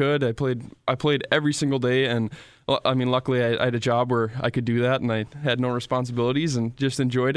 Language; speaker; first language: English; native; English